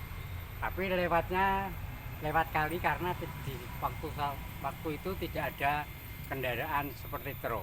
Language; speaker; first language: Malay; non-native, local second language; Javanese